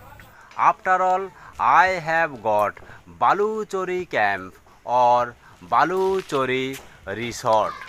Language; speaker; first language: English; non-native, local second language; Bangla